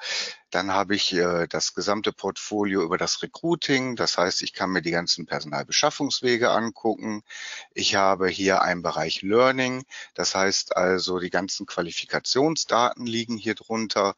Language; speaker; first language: German; native; German